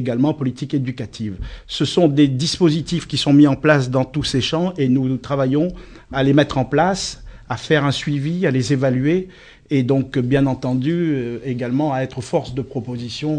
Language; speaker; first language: French; native; French